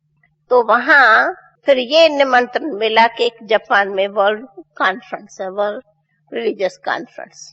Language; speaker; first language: Hindi; non-native, local second language; Sindhi